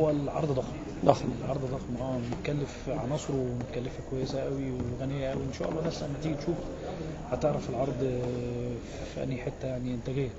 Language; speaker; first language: Arabic; native; Arabic